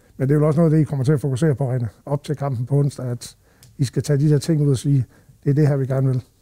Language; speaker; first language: Danish; native; Danish